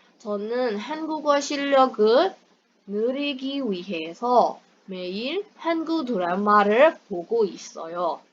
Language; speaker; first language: Korean; non-native, fluent; Burmese